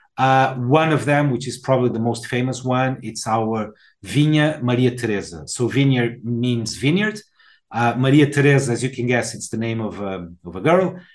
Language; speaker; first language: English; non-native, fluent; Portuguese